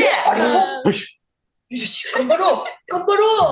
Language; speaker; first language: Japanese; native; Japanese